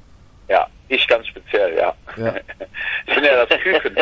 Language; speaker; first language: German; native; German